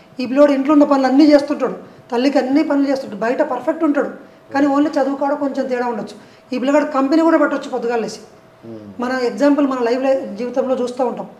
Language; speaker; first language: Telugu; native; Telugu